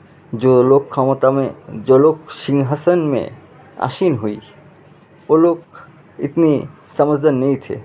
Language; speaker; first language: Hindi; non-native, fluent; Bangla